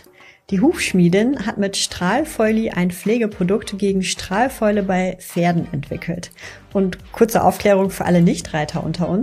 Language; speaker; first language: German; native; German